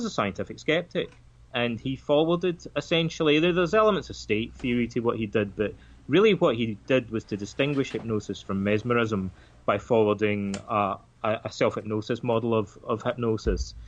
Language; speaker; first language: English; native; English